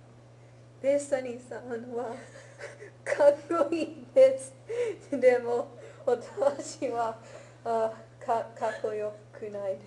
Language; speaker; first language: Japanese; non-native, learner; English